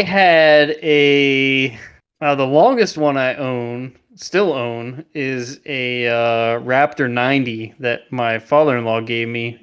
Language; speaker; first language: English; native; English